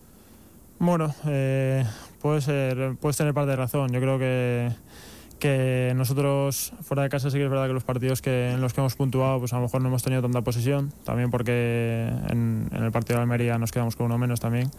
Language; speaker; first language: Spanish; native; Spanish